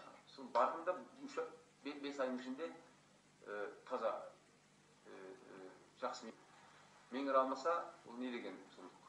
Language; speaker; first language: Kazakh; non-native, fluent; Hungarian